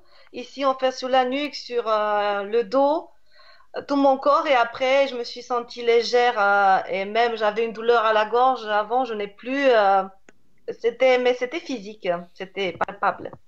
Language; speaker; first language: French; non-native, fluent; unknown